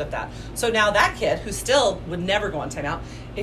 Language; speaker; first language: English; native; English